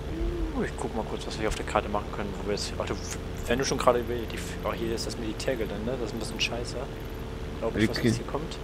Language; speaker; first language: German; native; German